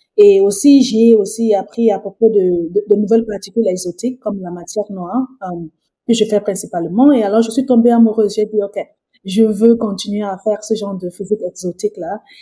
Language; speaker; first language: French; native; French